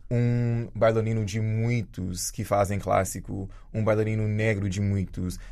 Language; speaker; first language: Portuguese; early bilingual, other home language; Jamaican Creole English